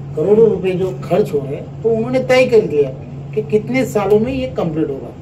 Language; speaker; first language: Hindi; non-native, local second language; Marathi